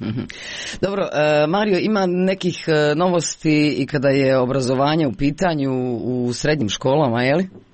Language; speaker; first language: Croatian; native; Croatian